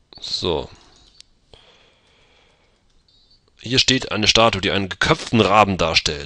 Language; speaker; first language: German; native; German